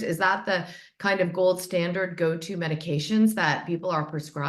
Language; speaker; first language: English; native; English